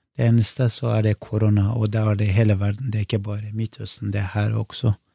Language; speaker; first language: Norwegian; non-native, fluent; Kurdish